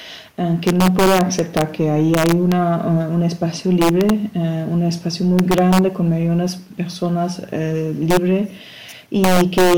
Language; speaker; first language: Spanish; non-native, learner; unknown